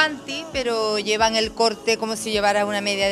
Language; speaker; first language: Spanish; native; Spanish